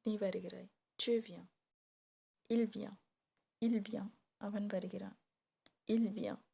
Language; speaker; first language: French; non-native, fluent; Tamil